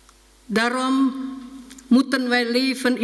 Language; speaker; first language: Dutch; non-native, fluent; Indonesian